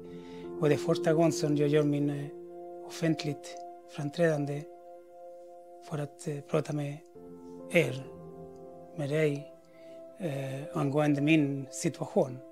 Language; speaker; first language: Swedish; non-native, fluent; Spanish